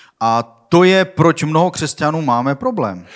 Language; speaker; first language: Czech; non-native, learner; Swedish